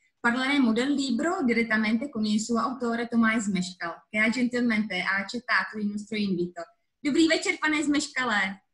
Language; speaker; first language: Italian; non-native, fluent; Czech